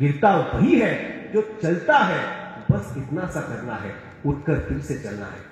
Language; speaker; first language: Hindi; non-native, local second language; Marathi